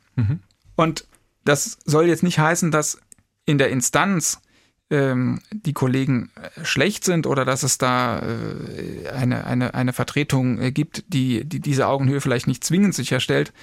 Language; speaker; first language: German; native; German